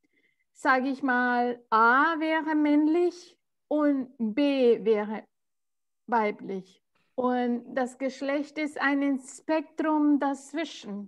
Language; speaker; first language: German; non-native, fluent; Spanish